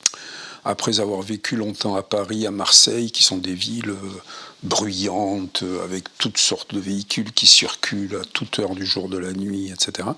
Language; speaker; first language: French; native; French